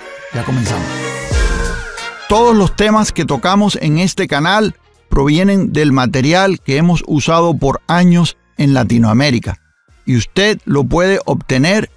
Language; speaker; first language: Spanish; native; Spanish